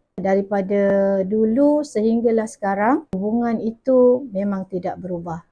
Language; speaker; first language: Malay; native; Malay